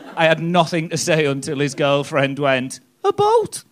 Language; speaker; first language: English; native; English